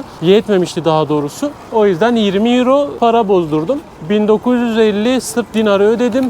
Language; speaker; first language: Turkish; native; Turkish